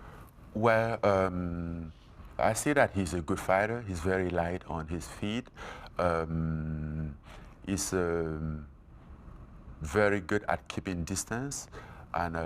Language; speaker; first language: English; non-native, fluent; French